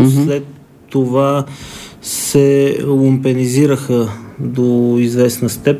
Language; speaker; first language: Bulgarian; native; Bulgarian